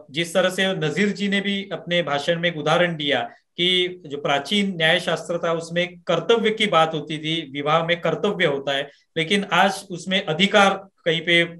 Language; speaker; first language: Hindi; non-native, local second language; Marathi